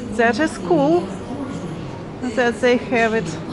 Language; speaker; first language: English; non-native, fluent; Russian